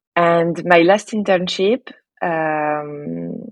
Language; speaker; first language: English; non-native, fluent; French